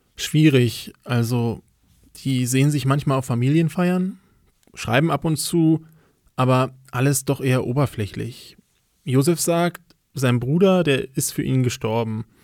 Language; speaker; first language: German; native; German